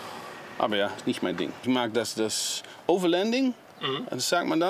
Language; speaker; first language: German; non-native, learner; Dutch